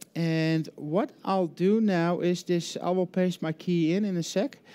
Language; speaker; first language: English; non-native, fluent; Dutch